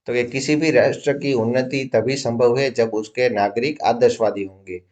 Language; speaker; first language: Hindi; non-native, local second language; Gujarati